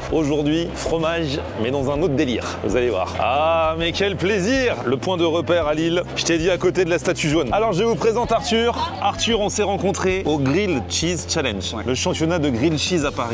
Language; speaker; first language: French; native; French